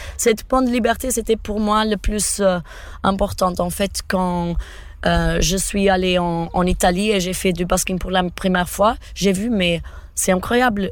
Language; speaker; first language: French; non-native, fluent; Portuguese